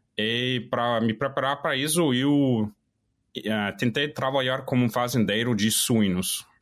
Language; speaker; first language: Portuguese; non-native, fluent; English